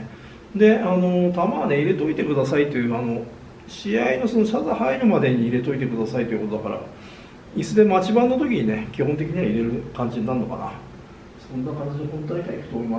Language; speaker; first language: Japanese; native; Japanese